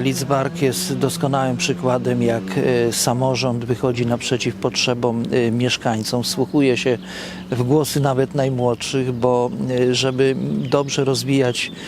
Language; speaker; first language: Polish; native; Polish